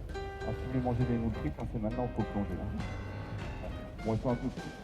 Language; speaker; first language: French; native; French